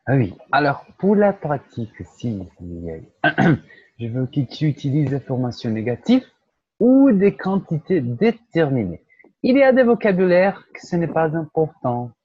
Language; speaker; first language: French; non-native, fluent; Portuguese